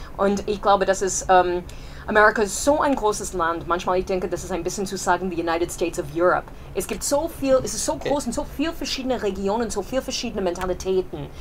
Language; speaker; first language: German; non-native, fluent; English